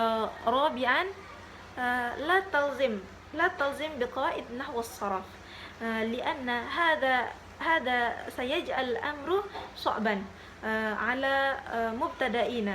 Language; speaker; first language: Arabic; non-native, learner; Indonesian